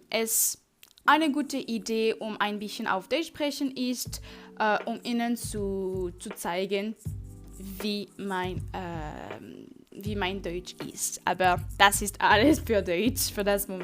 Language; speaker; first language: German; non-native, learner; French